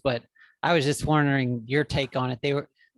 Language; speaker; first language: English; native; English